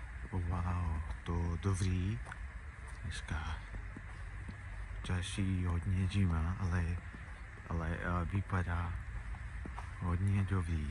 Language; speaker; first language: Czech; non-native, learner; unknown